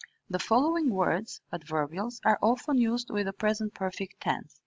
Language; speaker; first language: English; non-native, fluent; Albanian